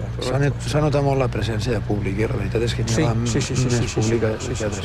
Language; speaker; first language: Catalan; native; Catalan